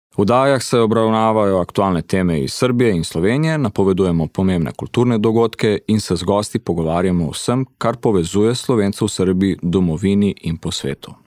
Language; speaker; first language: Slovenian; early bilingual, heritage; Slovenian